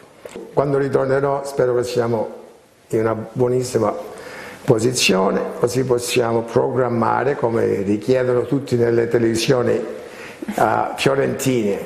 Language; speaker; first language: Italian; early bilingual, heritage; Italian